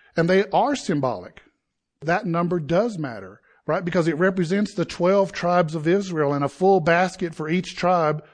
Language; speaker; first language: English; native; English